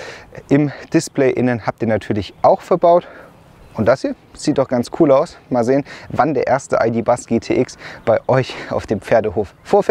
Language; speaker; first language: German; native; German